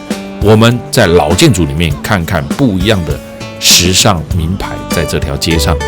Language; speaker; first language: Chinese; native; Chinese